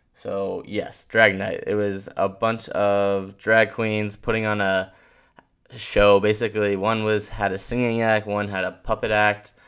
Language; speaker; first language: English; native; English